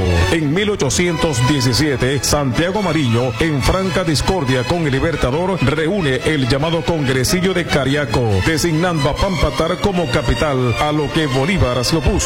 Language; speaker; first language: Spanish; native; Spanish